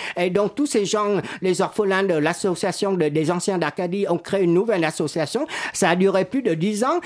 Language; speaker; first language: French; non-native, fluent; Vietnamese